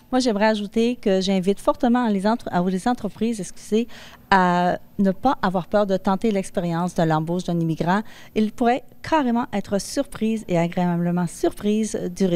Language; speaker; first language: French; native; French